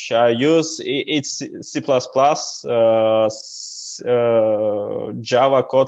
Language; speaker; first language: English; non-native, learner; Russian